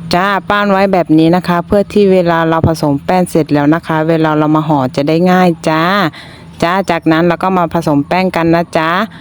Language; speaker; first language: Thai; native; Thai